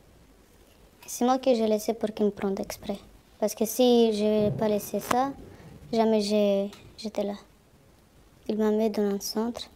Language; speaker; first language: French; non-native, learner; Romanian